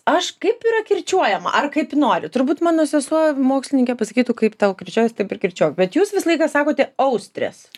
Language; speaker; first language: Lithuanian; native; Lithuanian